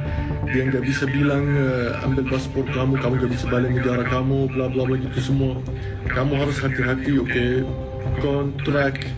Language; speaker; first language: Indonesian; non-native, fluent; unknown